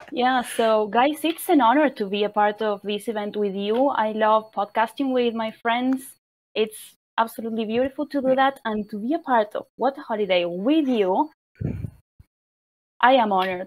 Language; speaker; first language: English; non-native, fluent; Spanish